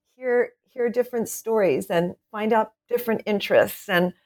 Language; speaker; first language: English; native; English